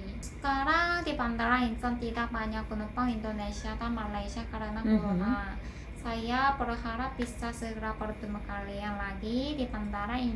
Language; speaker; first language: Indonesian; non-native, learner; Korean